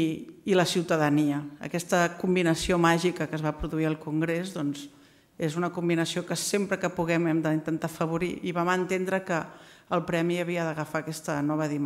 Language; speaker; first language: Catalan; native; Catalan